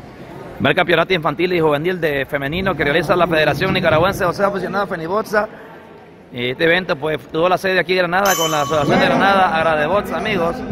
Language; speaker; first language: Spanish; native; Spanish